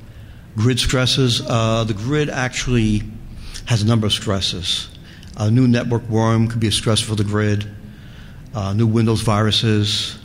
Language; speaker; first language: English; native; English